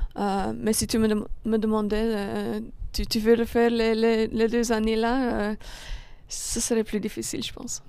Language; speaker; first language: French; non-native, local second language; Dutch